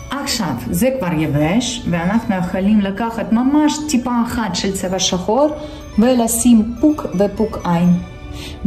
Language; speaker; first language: Hebrew; non-native, fluent; Russian